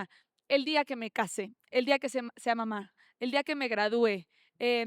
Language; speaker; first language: Spanish; native; Spanish